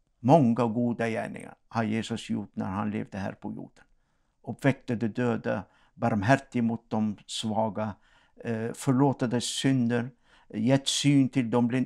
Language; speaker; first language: Swedish; non-native, fluent; Arabic